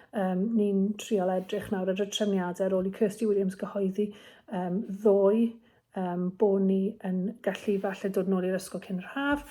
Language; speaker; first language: Welsh; native; Welsh